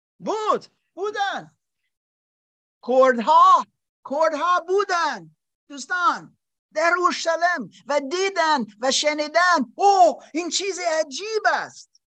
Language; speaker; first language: Persian; non-native, learner; German